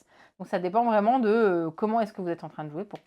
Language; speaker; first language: French; native; French